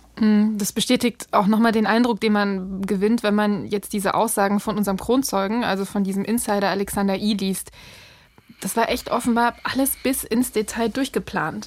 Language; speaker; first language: German; native; German